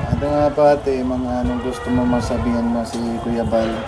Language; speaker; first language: Filipino; non-native, learner; Hindi